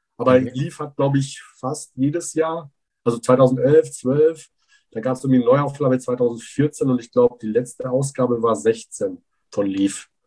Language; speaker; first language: German; early bilingual, other home language; Persian